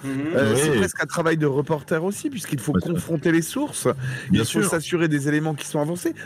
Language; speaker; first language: French; native; French